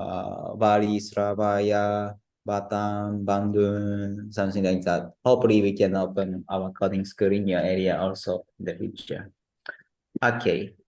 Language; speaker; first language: English; non-native, learner; Japanese